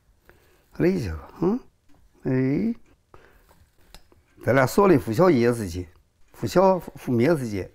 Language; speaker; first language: Russian; non-native, learner; Chinese